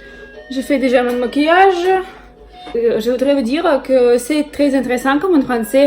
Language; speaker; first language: French; non-native, learner; Russian